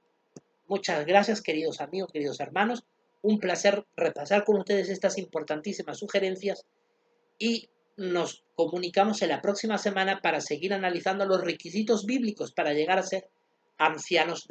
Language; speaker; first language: Spanish; native; Spanish